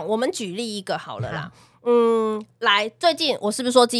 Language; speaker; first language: Chinese; native; Chinese